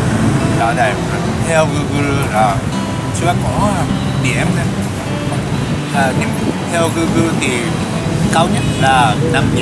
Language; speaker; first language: Vietnamese; non-native, learner; Japanese